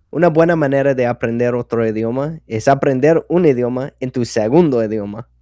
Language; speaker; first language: Spanish; non-native, fluent; English